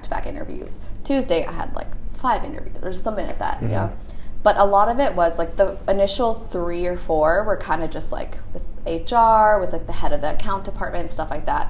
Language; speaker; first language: English; native; English